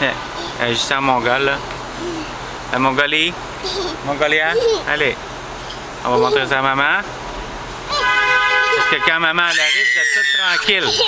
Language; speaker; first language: French; native; French